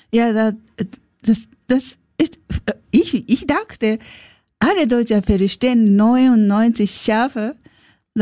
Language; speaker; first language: German; non-native, learner; Japanese